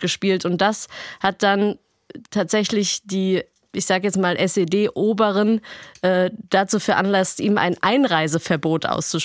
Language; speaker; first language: German; native; German